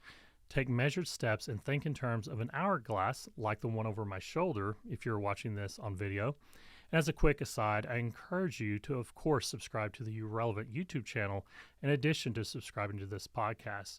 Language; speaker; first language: English; native; English